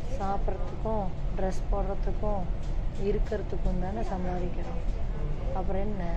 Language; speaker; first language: Tamil; native; Tamil